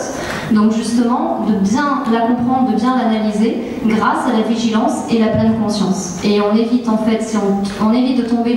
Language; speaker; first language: French; native; French